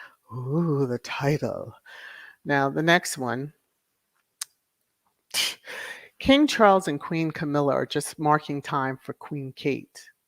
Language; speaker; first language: English; native; English